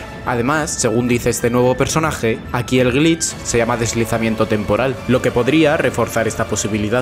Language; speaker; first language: Spanish; native; Spanish